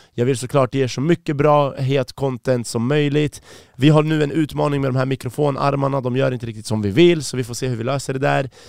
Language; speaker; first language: Swedish; early bilingual, other home language; Persian